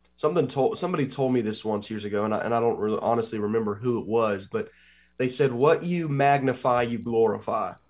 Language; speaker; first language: English; native; English